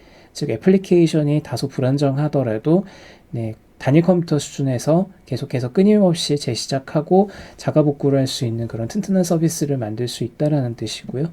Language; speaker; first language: Korean; native; Korean